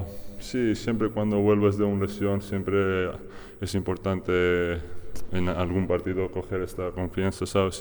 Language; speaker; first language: Spanish; non-native, fluent; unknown